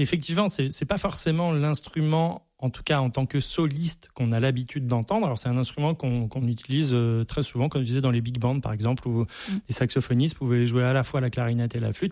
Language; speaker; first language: French; native; French